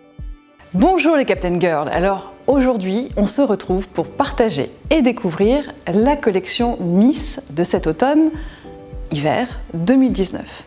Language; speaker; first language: French; native; French